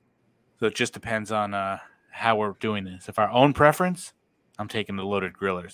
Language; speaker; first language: English; native; English